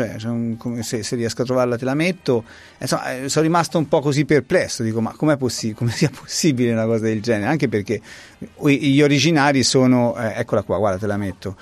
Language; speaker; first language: Italian; native; Italian